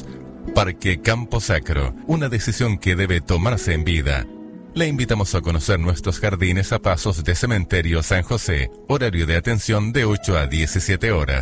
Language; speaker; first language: Spanish; native; Spanish